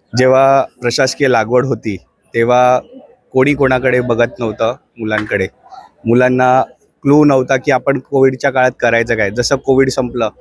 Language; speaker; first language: Marathi; native; Marathi